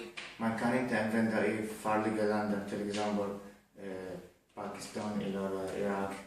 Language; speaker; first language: Swedish; non-native, learner; Arabic